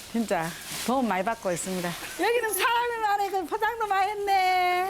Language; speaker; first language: Korean; native; Korean